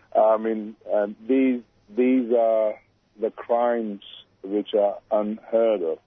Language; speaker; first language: English; non-native, local second language; Urdu